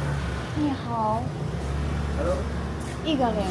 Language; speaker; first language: Chinese; non-native, learner; Japanese